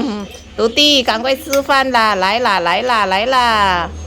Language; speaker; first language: Chinese; non-native, learner; Javanese